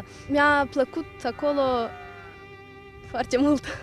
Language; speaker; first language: Romanian; non-native, local second language; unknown